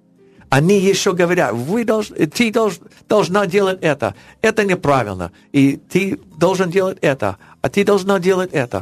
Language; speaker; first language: Russian; non-native, learner; English